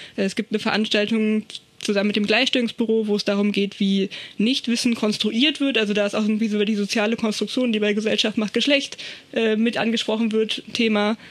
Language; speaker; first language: German; native; German